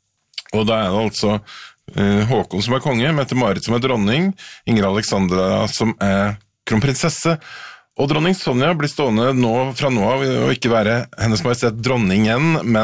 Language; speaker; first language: Norwegian; native; Norwegian